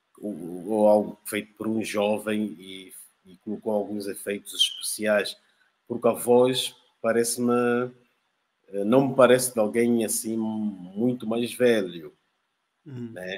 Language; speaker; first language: Portuguese; native; Portuguese